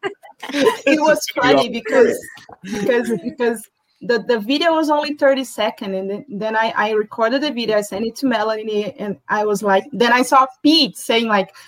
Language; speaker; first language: English; non-native, fluent; Portuguese